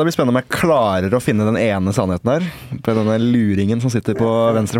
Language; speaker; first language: Norwegian; native; Norwegian